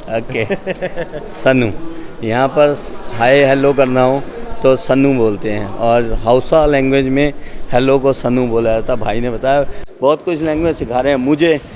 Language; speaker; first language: Hindi; native; Hindi